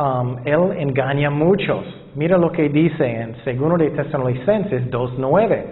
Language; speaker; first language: Spanish; non-native, fluent; English